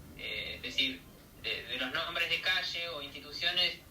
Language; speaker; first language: Spanish; native; Spanish